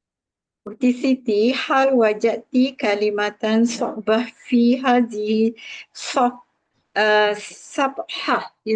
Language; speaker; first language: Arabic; non-native, learner; Malay